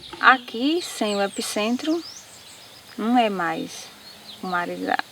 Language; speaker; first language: Portuguese; native; Portuguese